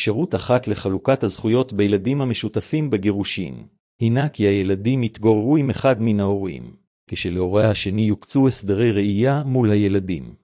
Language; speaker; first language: Hebrew; native; Hebrew